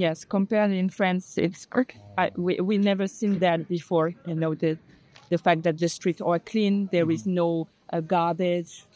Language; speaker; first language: English; non-native, learner; French